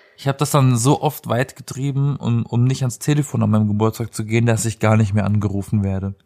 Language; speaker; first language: German; native; German